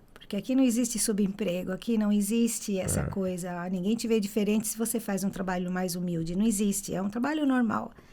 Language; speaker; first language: Portuguese; early bilingual, other home language; Italian